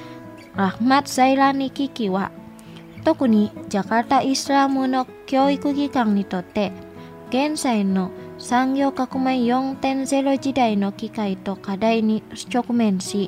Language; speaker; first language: Japanese; non-native, fluent; Indonesian